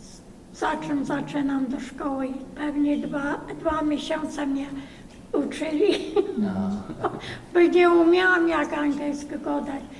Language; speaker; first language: Polish; early bilingual, heritage; Polish